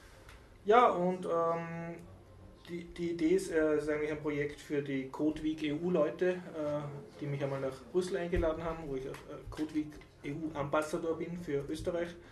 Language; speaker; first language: German; native; German